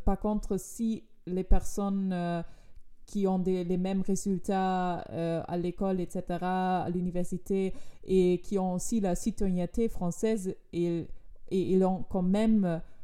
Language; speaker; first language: French; non-native, fluent; German